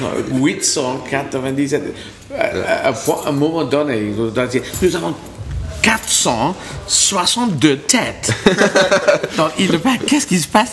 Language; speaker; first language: French; non-native, learner; English